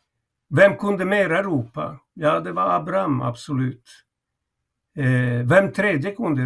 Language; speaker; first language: Swedish; non-native, fluent; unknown